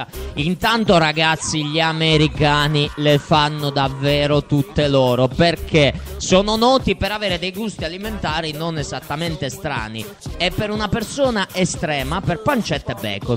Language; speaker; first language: Italian; native; Italian